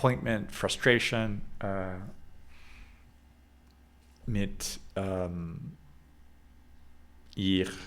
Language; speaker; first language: German; non-native, learner; English